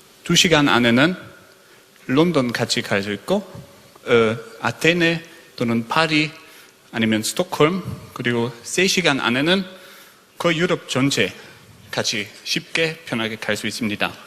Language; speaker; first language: Korean; non-native, fluent; German